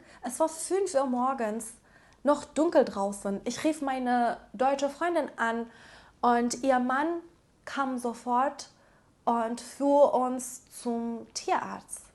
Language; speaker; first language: German; non-native, fluent; Persian